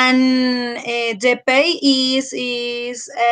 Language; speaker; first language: English; non-native, learner; Spanish